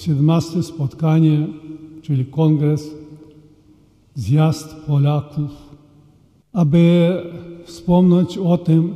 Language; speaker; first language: Polish; early bilingual, heritage; Polish